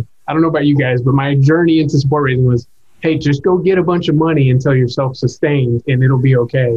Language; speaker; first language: English; native; English